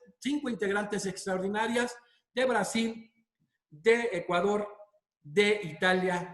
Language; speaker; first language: Spanish; native; Spanish